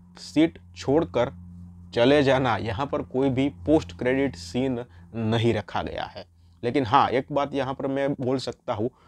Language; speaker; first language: Hindi; non-native, local second language; Gujarati